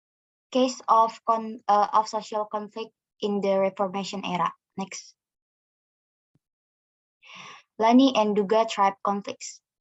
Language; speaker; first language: English; non-native, learner; Indonesian